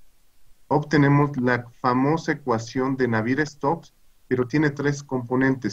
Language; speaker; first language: Spanish; native; Spanish